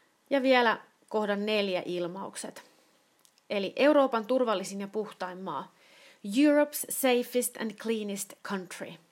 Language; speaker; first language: Finnish; native; Finnish